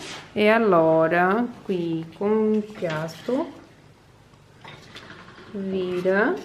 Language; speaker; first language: Italian; non-native, learner; Portuguese